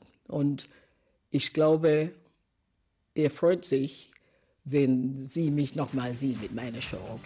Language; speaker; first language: German; non-native, fluent; English